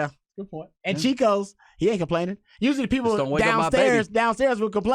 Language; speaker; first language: English; native; English